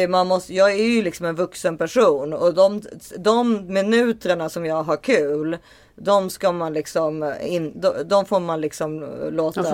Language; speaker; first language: Swedish; native; Swedish